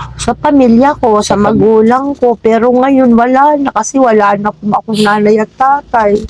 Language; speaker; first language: Filipino; non-native, local second language; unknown